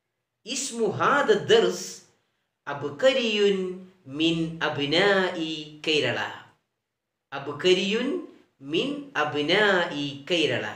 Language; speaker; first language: Arabic; non-native, fluent; Malayalam